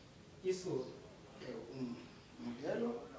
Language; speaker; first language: Portuguese; non-native, learner; Haitian Creole